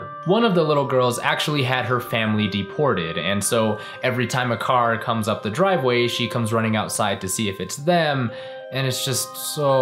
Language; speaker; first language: English; native; English